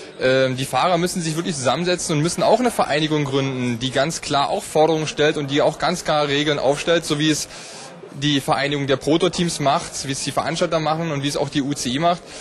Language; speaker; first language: German; native; German